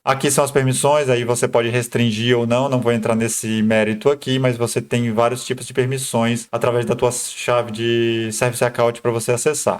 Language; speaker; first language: Portuguese; native; Portuguese